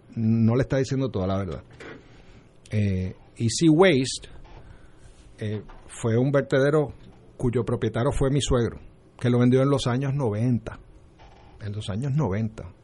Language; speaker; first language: Spanish; native; Spanish